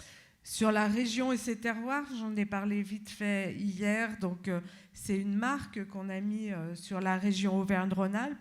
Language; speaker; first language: French; native; French